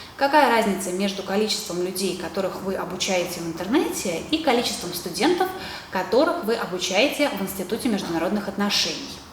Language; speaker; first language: Russian; native; Russian